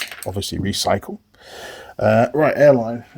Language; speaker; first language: English; native; English